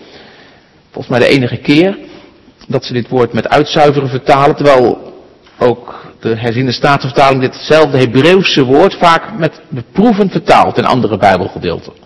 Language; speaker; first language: Dutch; native; Dutch